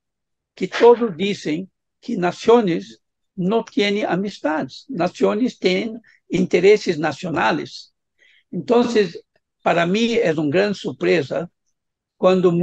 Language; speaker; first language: Spanish; non-native, fluent; Portuguese